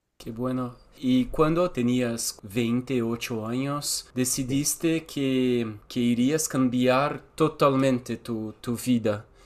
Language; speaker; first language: Spanish; non-native, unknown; Portuguese